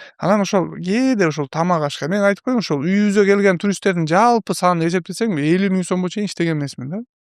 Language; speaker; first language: Kyrgyz; non-native, local second language; Uzbek